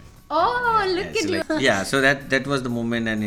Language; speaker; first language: English; non-native, local second language; Marathi